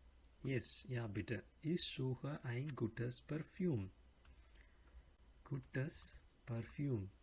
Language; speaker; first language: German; non-native, learner; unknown